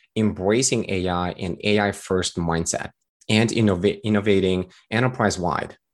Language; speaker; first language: English; early bilingual, other home language; Tajik